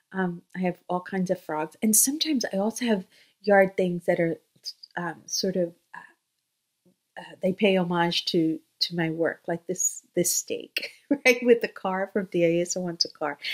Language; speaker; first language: English; native; English